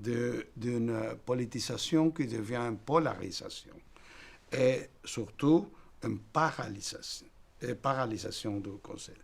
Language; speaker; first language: French; non-native, fluent; Spanish